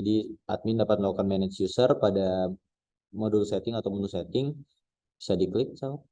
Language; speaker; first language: Indonesian; native; Indonesian